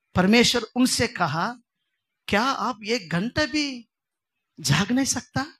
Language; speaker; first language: Hindi; non-native, local second language; Telugu